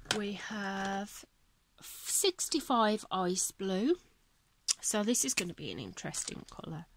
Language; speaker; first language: English; native; English